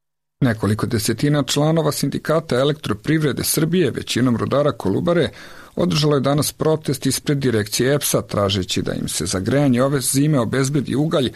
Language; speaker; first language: Croatian; native; Croatian